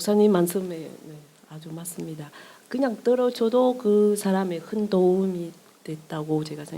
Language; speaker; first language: Korean; non-native, learner; Vietnamese